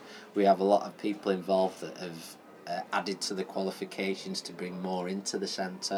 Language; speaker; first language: English; native; English